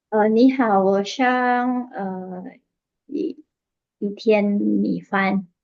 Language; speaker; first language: Chinese; non-native, learner; Indonesian